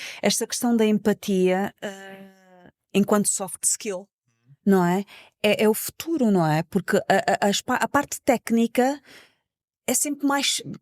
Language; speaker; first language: Portuguese; native; Portuguese